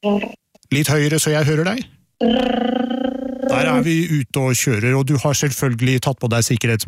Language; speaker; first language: Norwegian; native; Norwegian